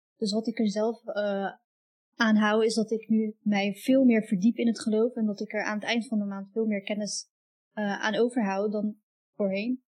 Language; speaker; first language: Dutch; early bilingual, other home language; Arabic